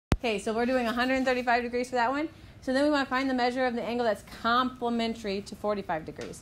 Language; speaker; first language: English; native; English